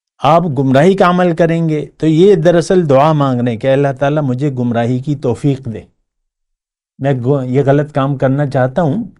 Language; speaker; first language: Urdu; non-native, local second language; Pashto